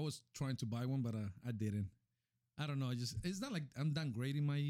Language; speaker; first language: English; non-native, fluent; Spanish